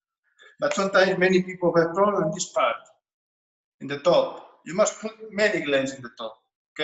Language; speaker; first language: English; non-native, learner; Spanish